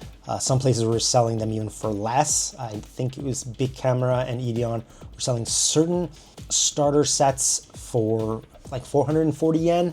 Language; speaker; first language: English; native; English